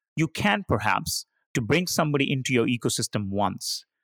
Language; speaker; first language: English; non-native, local second language; Hindi